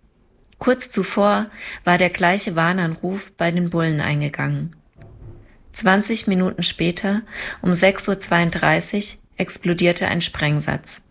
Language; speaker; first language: German; native; German